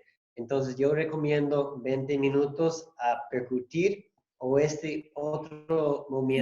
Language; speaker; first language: Spanish; non-native, fluent; English